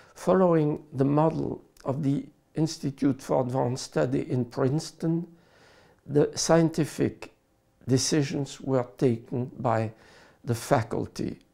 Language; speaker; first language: English; non-native, fluent; French